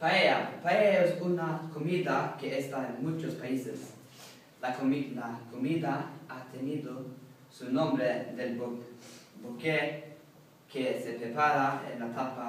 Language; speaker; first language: Spanish; non-native, learner; Swedish